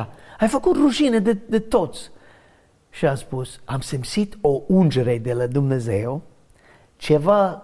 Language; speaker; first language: Romanian; non-native, learner; English